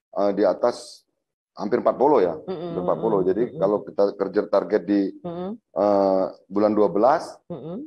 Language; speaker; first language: Indonesian; native; Indonesian